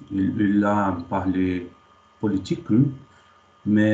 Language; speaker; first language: French; non-native, fluent; Portuguese